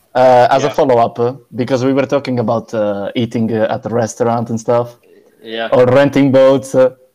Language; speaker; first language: English; non-native, fluent; Italian